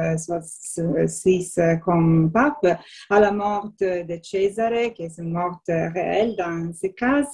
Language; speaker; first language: French; non-native, learner; Italian